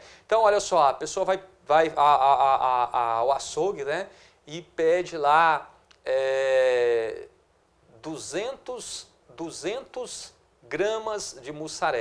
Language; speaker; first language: Portuguese; native; Portuguese